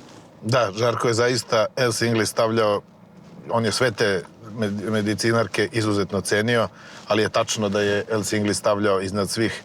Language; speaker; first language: Bosnian; native; Bosnian